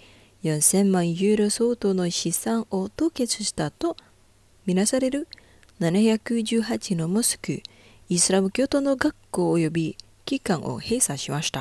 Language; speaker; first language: Japanese; non-native, fluent; Indonesian